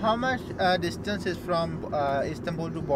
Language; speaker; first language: English; non-native, local second language; Hindi